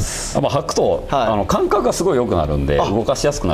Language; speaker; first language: Japanese; native; Japanese